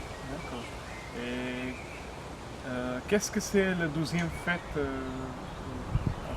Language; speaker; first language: French; non-native, learner; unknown